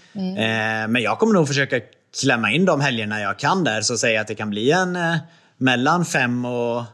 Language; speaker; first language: Swedish; native; Swedish